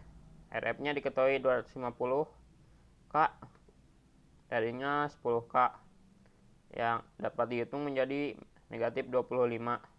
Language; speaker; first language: Indonesian; native; Indonesian